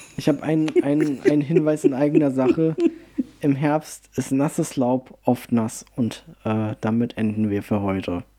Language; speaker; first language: German; early bilingual, other home language; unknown